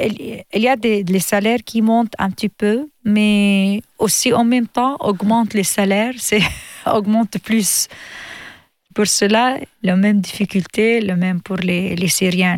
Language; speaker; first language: French; non-native, learner; Arabic